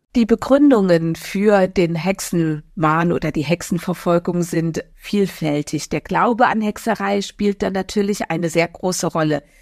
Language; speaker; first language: German; native; German